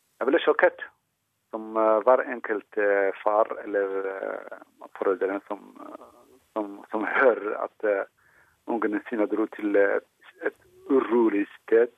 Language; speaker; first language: Norwegian; non-native, fluent; Somali